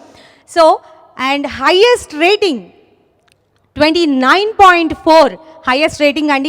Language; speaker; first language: Telugu; native; Telugu